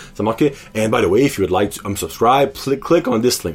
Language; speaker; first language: English; non-native, local second language; French